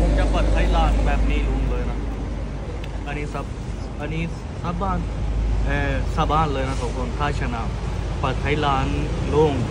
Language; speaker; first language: Thai; non-native, fluent; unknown